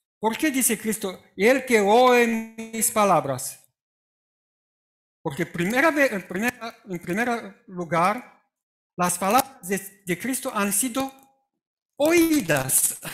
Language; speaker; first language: Spanish; non-native, fluent; Romanian